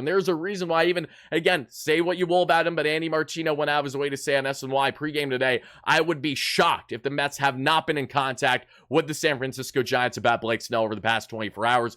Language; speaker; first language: English; native; English